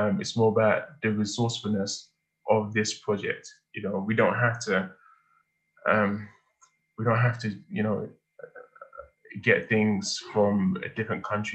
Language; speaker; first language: English; native; English